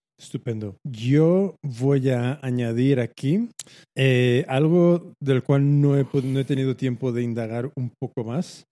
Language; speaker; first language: Spanish; early bilingual, heritage; Spanish